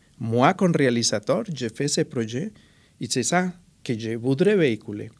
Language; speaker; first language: French; non-native, fluent; Spanish